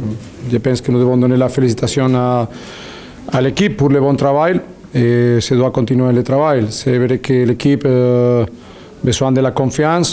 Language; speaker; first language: French; non-native, learner; Spanish